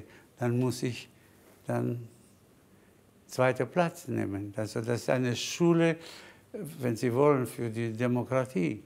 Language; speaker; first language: German; non-native, fluent; Spanish